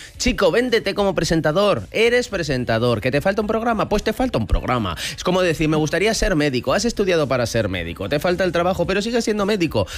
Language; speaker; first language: Spanish; native; Spanish